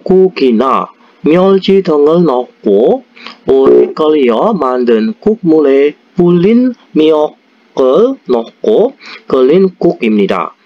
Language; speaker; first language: Korean; non-native, fluent; Indonesian